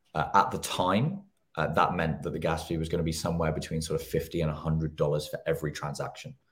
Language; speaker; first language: English; native; English